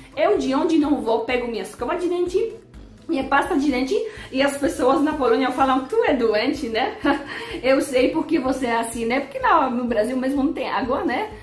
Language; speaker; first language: Portuguese; non-native, fluent; Polish